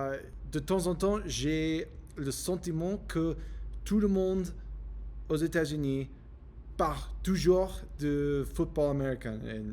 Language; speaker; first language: French; non-native, learner; English